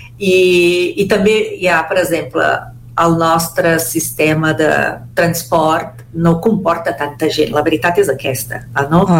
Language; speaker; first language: Catalan; early bilingual, heritage; Catalan